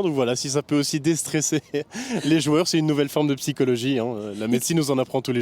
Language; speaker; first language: French; native; French